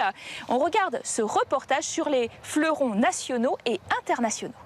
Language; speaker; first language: French; native; French